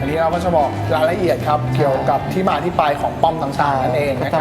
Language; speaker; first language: Thai; native; Thai